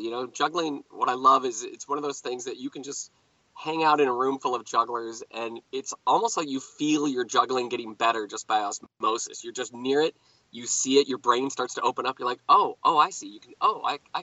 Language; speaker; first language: English; native; English